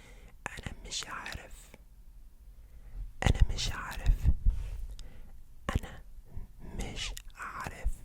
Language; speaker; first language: Arabic; non-native, learner; English